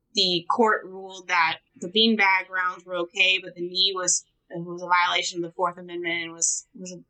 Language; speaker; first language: English; native; English